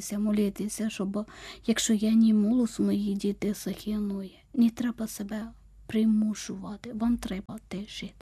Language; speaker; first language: Ukrainian; non-native, learner; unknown